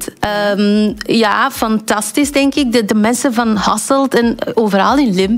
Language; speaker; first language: Dutch; non-native, learner; Bangla